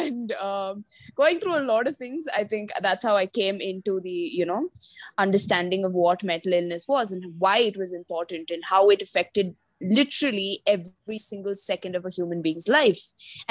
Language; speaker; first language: English; non-native, local second language; Malayalam